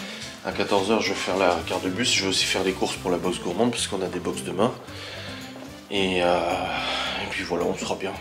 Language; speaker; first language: French; native; French